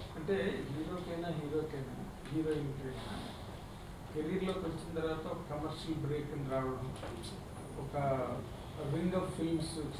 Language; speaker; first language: Telugu; native; Telugu